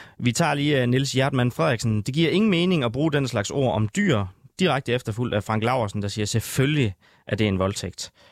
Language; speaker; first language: Danish; native; Danish